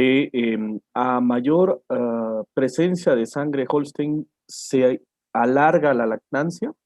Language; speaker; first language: Spanish; native; Spanish